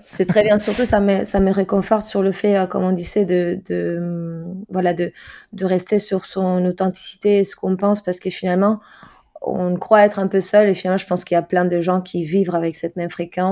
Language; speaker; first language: French; non-native, fluent; Spanish